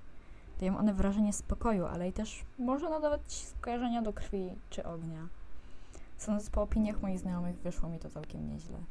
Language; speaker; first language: Polish; native; Polish